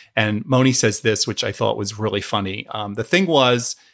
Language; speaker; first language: English; native; English